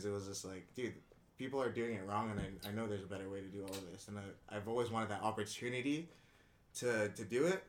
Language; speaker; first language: English; early bilingual, other home language; Indonesian